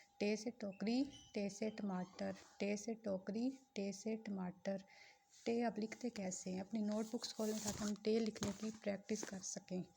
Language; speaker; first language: Urdu; non-native, local second language; Punjabi